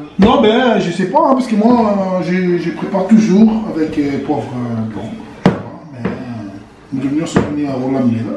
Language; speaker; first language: French; non-native, local second language; Lingala